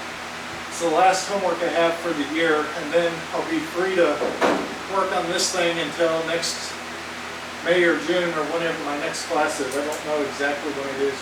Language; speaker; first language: English; native; English